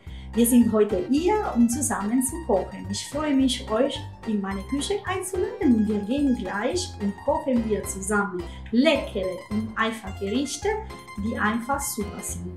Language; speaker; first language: German; non-native, fluent; Italian